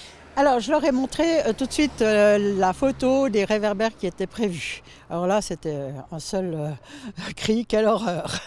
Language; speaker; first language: French; native; French